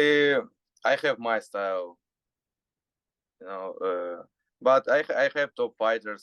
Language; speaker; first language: English; non-native, learner; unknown